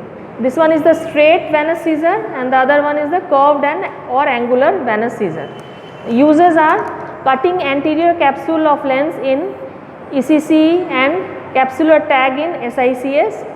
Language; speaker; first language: English; non-native, local second language; Bangla